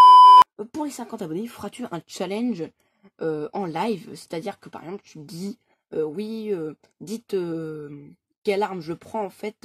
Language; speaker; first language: French; native; French